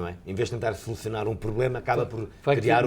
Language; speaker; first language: Portuguese; native; Portuguese